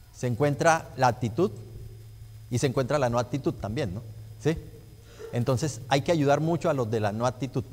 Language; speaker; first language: Spanish; native; Spanish